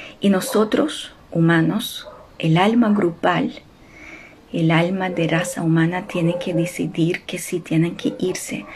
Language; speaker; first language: Spanish; non-native, fluent; Ukrainian